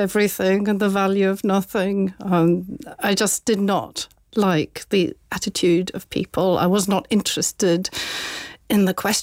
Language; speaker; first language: English; non-native, fluent; German